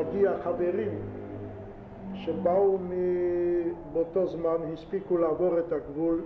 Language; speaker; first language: Hebrew; non-native, fluent; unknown